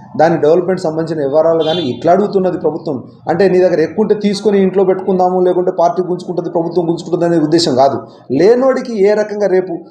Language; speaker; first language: Telugu; native; Telugu